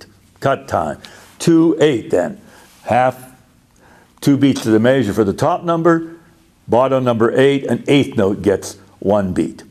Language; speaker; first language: English; native; English